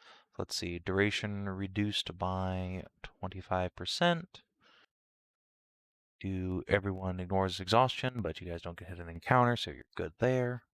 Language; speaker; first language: English; native; English